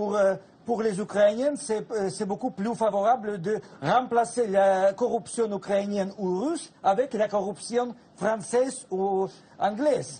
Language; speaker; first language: French; non-native, fluent; Russian